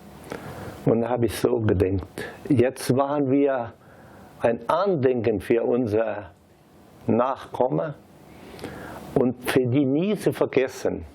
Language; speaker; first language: German; early bilingual, heritage; German